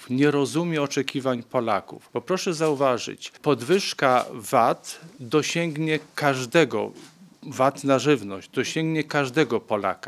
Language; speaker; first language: Polish; native; Polish